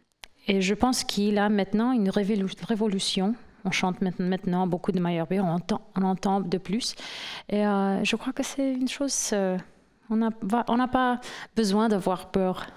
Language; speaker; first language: French; non-native, fluent; English